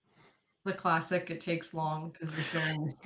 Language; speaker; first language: English; native; English